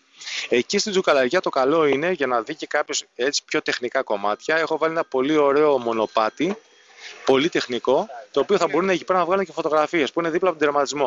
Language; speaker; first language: Greek; native; Greek